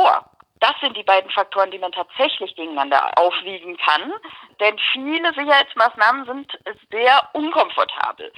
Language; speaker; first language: German; native; German